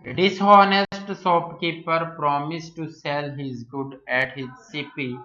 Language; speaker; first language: English; non-native, local second language; Hindi